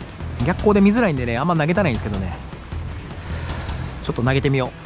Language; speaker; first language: Japanese; native; Japanese